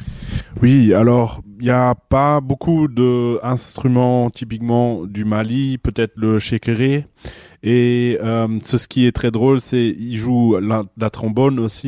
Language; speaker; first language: French; non-native, fluent; German